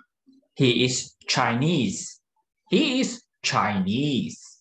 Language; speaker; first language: English; non-native, fluent; Turkish